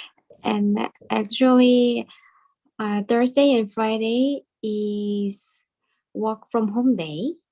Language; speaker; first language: English; non-native, learner; Korean